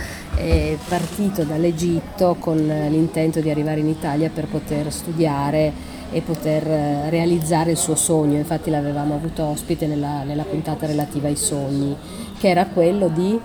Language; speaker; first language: Italian; native; Italian